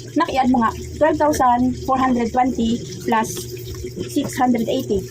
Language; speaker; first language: Filipino; non-native, local second language; Cebuano